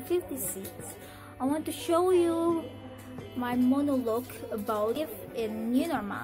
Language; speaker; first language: English; non-native, learner; Indonesian